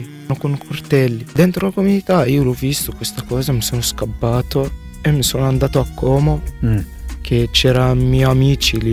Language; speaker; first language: Italian; non-native, learner; Arabic